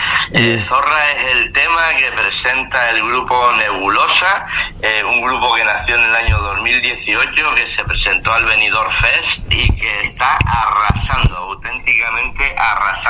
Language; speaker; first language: Spanish; native; Spanish